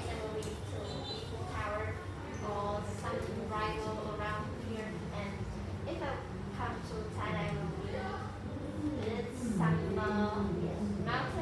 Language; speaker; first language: English; non-native, learner; Vietnamese